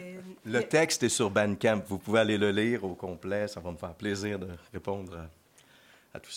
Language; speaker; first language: French; native; French